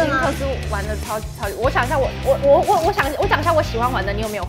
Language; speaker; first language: Chinese; native; Chinese